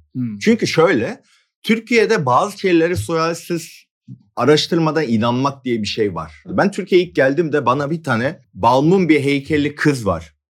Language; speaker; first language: Turkish; non-native, fluent; Korean